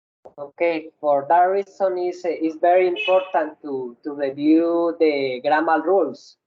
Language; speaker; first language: English; non-native, learner; Spanish